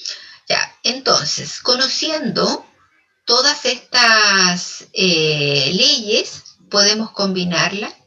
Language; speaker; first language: Spanish; native; Spanish